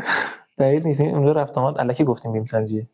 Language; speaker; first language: Persian; native; Persian